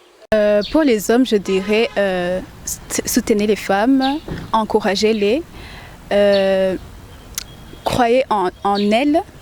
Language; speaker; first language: French; non-native, local second language; Rundi